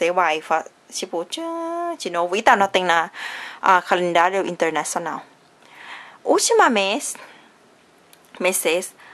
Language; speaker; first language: Portuguese; non-native, learner; Thai